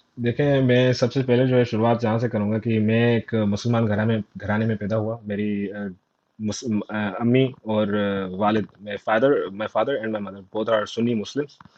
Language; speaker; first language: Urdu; non-native, local second language; Sindhi